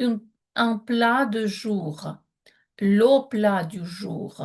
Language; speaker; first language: French; non-native, fluent; Ukrainian